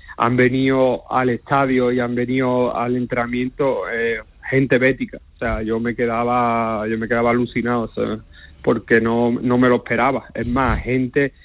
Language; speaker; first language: Spanish; native; Spanish